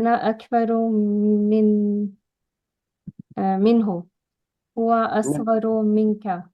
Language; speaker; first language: Arabic; non-native, learner; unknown